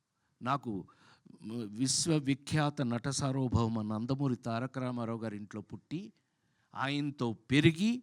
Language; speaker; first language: Telugu; native; Telugu